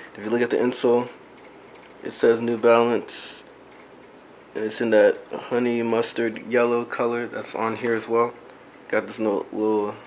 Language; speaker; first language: English; native; English